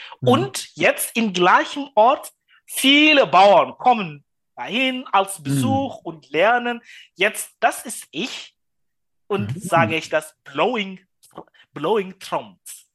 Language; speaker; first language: German; non-native, learner; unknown